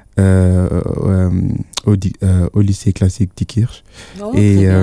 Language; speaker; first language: French; non-native, fluent; Yoruba